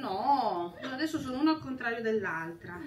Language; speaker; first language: Italian; native; Italian